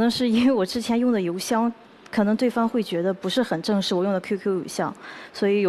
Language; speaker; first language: Chinese; native; Chinese